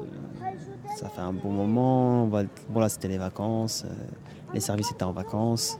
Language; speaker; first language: French; native; French